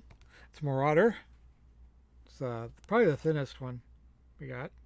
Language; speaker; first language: English; native; English